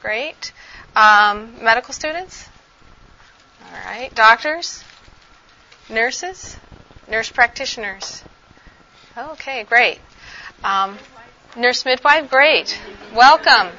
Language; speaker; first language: English; native; English